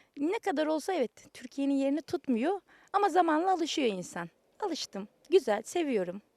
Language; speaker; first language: Turkish; native; Turkish